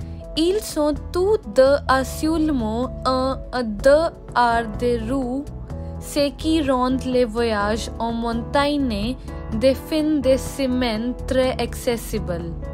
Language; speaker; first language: French; non-native, learner; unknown